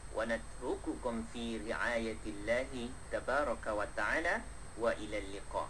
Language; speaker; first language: Arabic; non-native, fluent; Malay